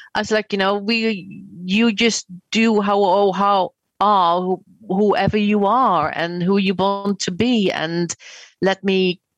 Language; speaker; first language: English; non-native, fluent; Dutch